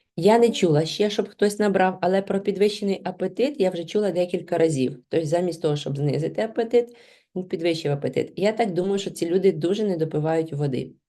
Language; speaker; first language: Ukrainian; non-native, local second language; Russian